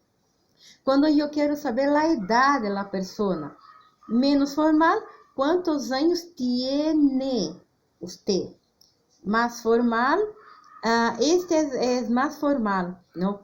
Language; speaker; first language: Spanish; non-native, fluent; Portuguese